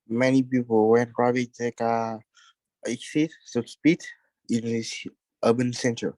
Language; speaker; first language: English; non-native, learner; Vietnamese